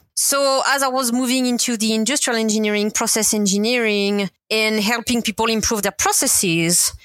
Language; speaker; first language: English; non-native, fluent; French